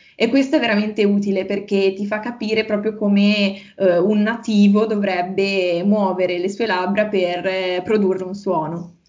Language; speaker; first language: Italian; native; Italian